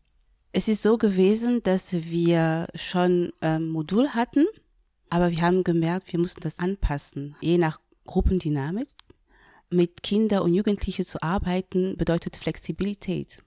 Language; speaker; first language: German; non-native, fluent; French